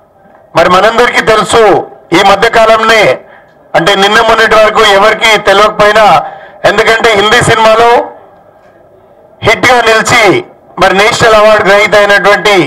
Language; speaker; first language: Telugu; native; Telugu